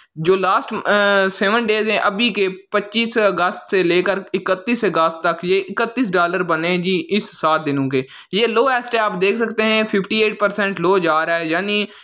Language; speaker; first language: Urdu; non-native, local second language; Punjabi